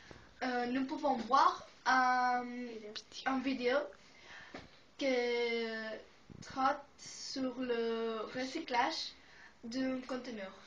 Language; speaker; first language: French; non-native, learner; Spanish